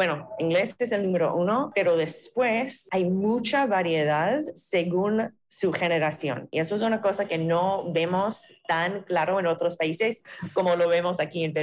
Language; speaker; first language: Spanish; non-native, fluent; English